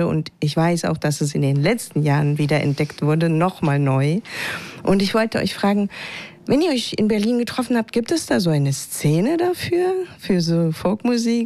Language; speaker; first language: German; native; German